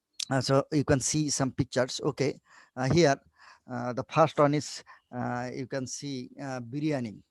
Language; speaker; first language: English; non-native, local second language; Bangla